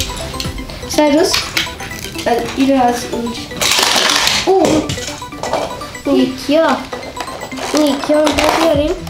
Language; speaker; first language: Persian; early bilingual, heritage; Persian